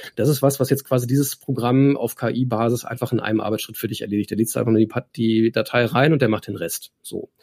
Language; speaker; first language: German; native; German